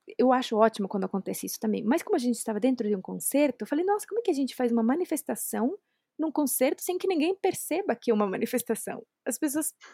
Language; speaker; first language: Portuguese; non-native, fluent; Spanish